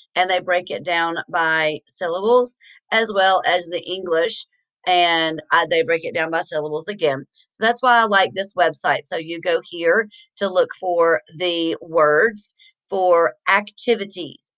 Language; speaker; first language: English; native; English